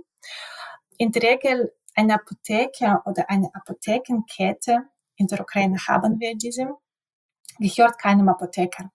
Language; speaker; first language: German; non-native, fluent; Ukrainian